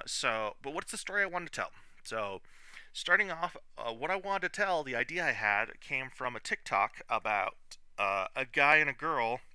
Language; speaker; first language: English; native; English